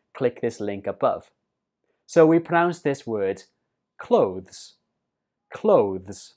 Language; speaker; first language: English; native; English